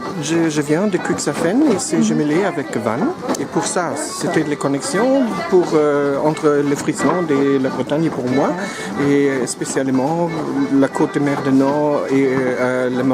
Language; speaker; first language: French; non-native, learner; German